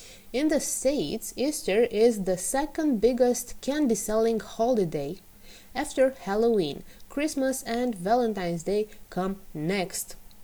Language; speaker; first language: English; non-native, fluent; Romanian